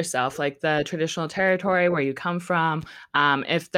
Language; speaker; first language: English; native; English